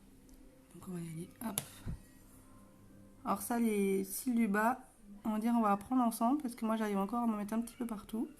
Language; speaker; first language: French; native; French